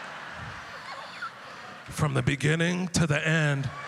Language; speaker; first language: English; native; English